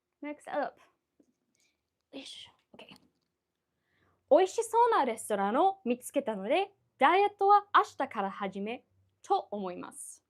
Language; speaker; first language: Japanese; non-native, fluent; English